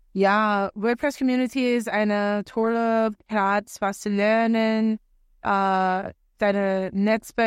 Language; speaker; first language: German; non-native, learner; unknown